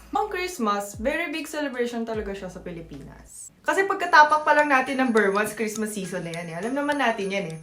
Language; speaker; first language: Filipino; native; Filipino